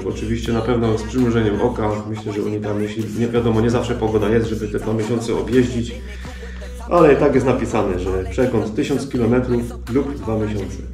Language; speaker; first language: Polish; native; Polish